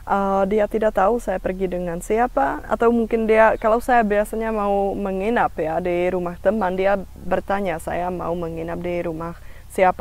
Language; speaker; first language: Indonesian; non-native, fluent; Czech